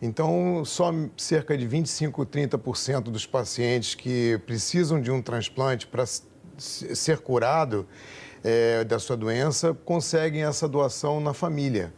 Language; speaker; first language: Portuguese; native; Portuguese